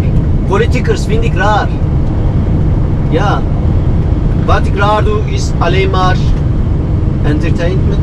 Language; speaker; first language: Dutch; non-native, fluent; Turkish